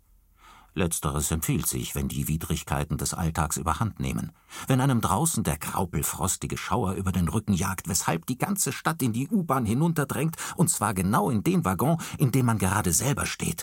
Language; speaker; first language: German; native; German